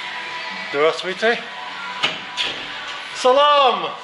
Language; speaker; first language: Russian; non-native, fluent; English